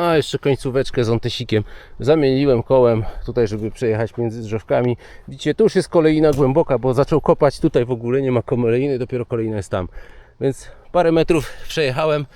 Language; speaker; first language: Polish; native; Polish